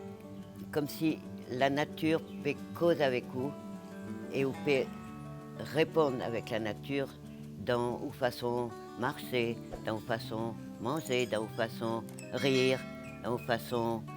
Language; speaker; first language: French; non-native, local second language; Morisyen